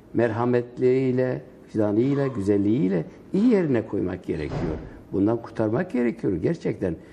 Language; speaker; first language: Turkish; non-native, local second language; Kurdish